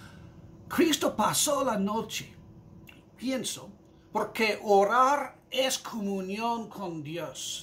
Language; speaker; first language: Spanish; non-native, fluent; English